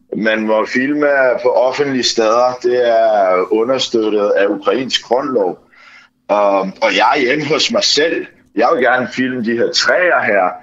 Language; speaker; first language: Danish; early bilingual, other home language; Ukrainian